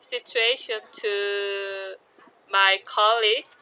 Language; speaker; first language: English; non-native, learner; Korean